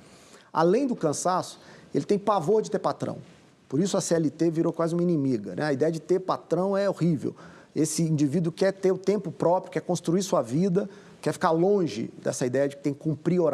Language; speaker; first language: Portuguese; native; Portuguese